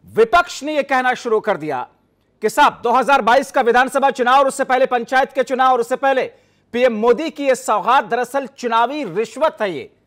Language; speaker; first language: Hindi; native; Hindi